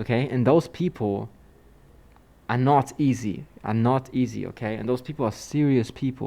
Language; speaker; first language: English; non-native, fluent; German